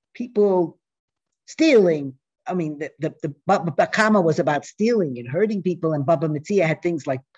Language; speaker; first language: English; native; English